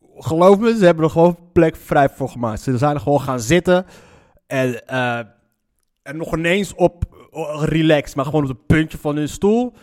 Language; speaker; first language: Dutch; early bilingual, other home language; Arabic